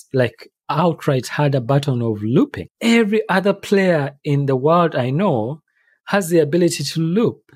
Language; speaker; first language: English; non-native, local second language; Ganda